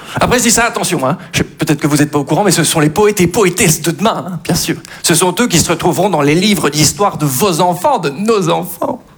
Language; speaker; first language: French; native; French